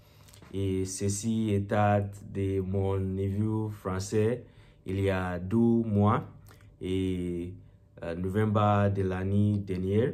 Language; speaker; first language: French; non-native, learner; Yoruba